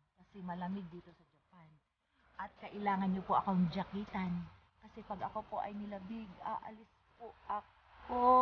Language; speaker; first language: Filipino; non-native, local second language; Cebuano